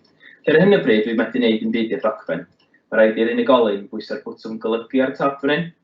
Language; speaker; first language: Welsh; native; Welsh